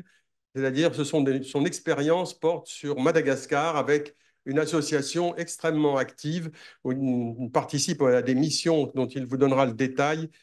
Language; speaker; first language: French; native; French